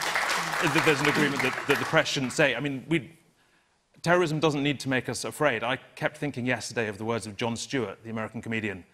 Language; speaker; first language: English; native; English